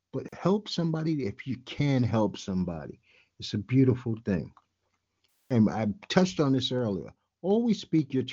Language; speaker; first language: English; native; English